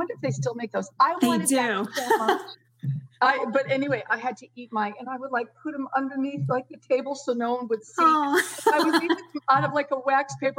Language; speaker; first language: English; native; English